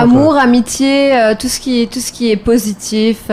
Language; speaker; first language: French; native; French